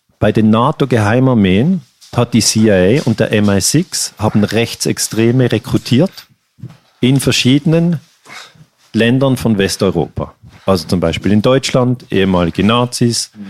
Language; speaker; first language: German; native; German